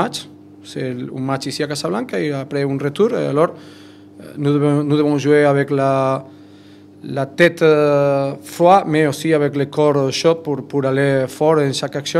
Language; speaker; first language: French; non-native, fluent; Spanish